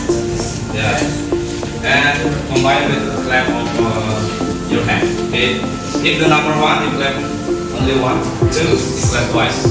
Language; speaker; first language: English; non-native, fluent; Indonesian